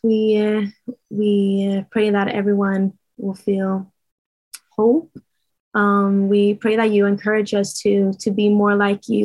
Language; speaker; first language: English; non-native, fluent; Swedish